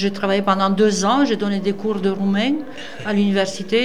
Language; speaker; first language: French; non-native, fluent; Romanian